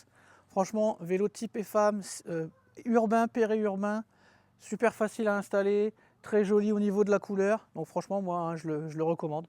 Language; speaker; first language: French; native; French